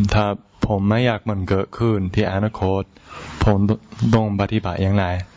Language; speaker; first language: Thai; non-native, learner; English